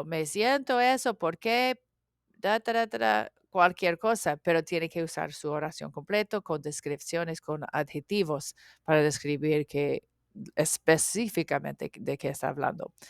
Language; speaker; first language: Spanish; non-native, learner; English